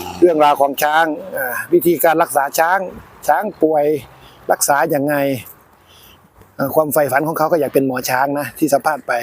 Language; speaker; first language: Thai; native; Thai